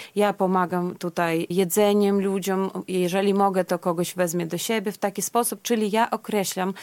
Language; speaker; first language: Polish; non-native, fluent; Russian